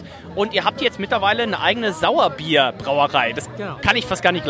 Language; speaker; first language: German; native; German